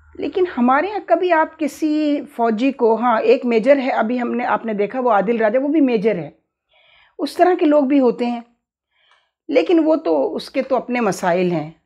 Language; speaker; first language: Urdu; native; Urdu